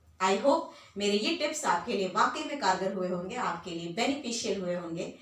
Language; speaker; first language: Hindi; native; Hindi